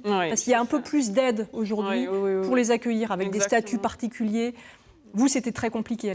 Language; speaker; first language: French; native; French